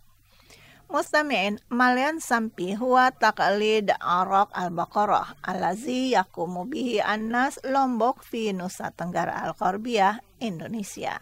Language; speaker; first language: Arabic; non-native, fluent; Indonesian